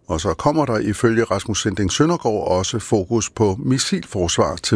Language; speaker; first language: Danish; native; Danish